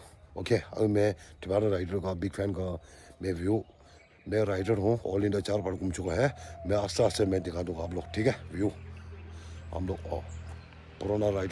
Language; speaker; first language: Hindi; non-native, local second language; Tibetan